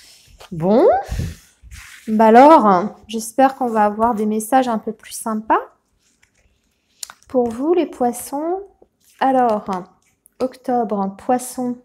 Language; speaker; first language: French; native; French